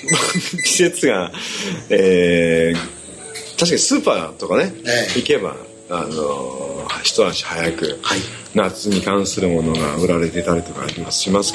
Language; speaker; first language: Japanese; native; Japanese